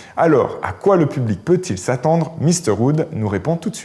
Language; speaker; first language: French; native; French